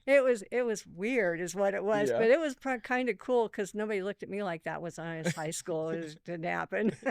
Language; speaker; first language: English; native; English